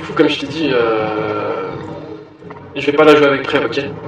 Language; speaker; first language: French; native; French